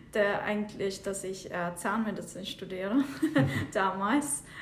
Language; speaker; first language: German; non-native, fluent; Turkish